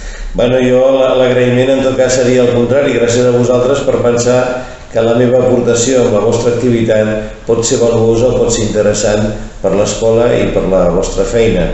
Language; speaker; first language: Catalan; native; Catalan